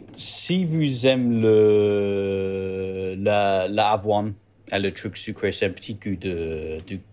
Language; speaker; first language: French; non-native, learner; English